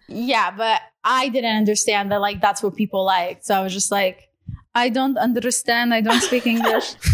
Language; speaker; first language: English; non-native, fluent; Russian